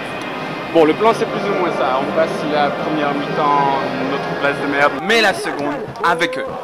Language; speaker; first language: French; native; French